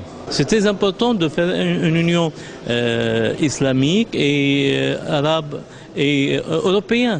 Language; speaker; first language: French; non-native, local second language; Arabic